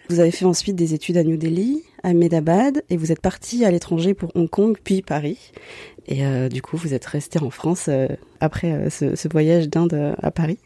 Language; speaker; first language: French; native; French